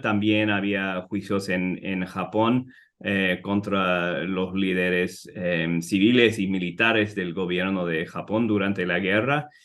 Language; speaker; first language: Spanish; non-native, fluent; English